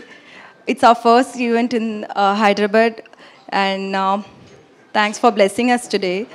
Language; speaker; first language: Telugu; non-native, learner; Tamil